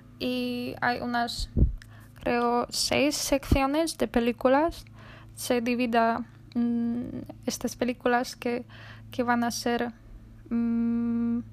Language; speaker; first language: Spanish; non-native, fluent; Polish